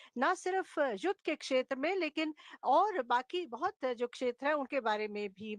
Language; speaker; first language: Hindi; native; Hindi